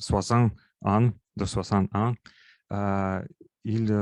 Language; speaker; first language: French; non-native, learner; Russian